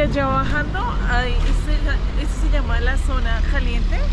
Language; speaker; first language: Spanish; native; Spanish